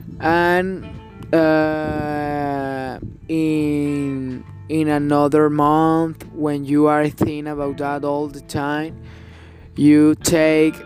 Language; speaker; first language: English; non-native, learner; Spanish